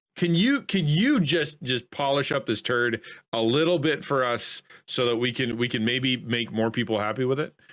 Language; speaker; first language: English; native; English